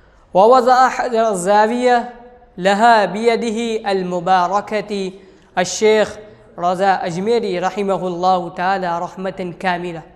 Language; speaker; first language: Arabic; non-native, fluent; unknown